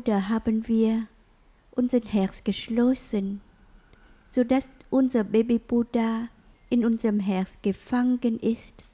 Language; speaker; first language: German; non-native, learner; Vietnamese